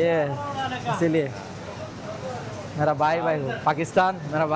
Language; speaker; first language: Hindi; non-native, learner; Bangla